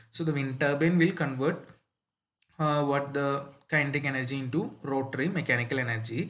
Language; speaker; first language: English; non-native, local second language; Malayalam